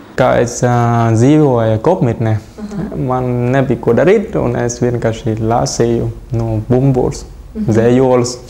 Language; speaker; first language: Latvian; non-native, learner; Vietnamese